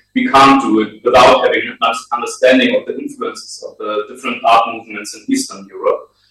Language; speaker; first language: English; non-native, fluent; German